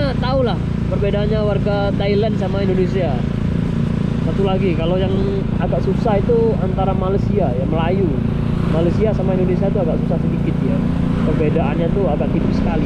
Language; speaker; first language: Indonesian; native; Indonesian